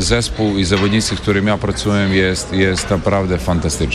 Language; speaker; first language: Polish; non-native, fluent; Serbian